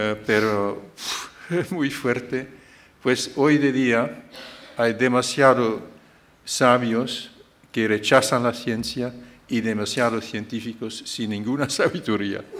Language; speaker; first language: Spanish; non-native, fluent; Dutch